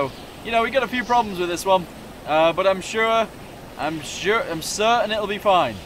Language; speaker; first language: English; native; English